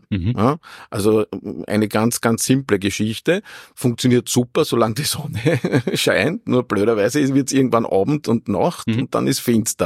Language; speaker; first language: German; native; German